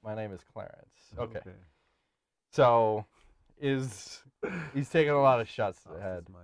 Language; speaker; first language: English; native; English